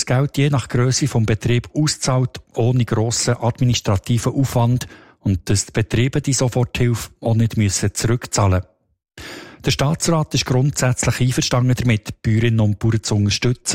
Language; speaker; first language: German; native; German